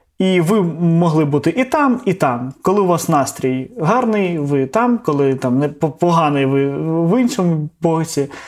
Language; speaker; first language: Ukrainian; non-native, local second language; Russian